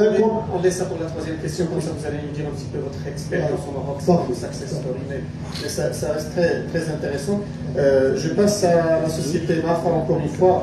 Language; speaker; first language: French; non-native, local second language; Arabic